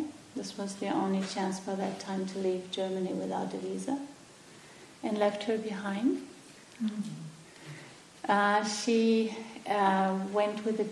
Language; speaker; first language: English; non-native, fluent; German